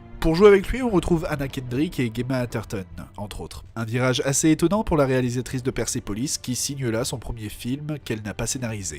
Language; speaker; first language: French; native; French